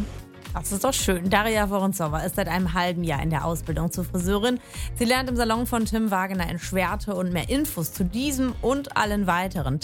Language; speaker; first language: German; native; German